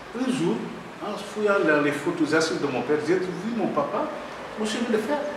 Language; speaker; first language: French; non-native, local second language; Wolof